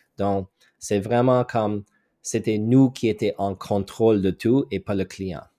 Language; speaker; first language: French; non-native, local second language; English